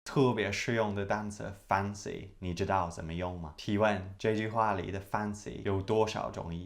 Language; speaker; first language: Chinese; non-native, fluent; English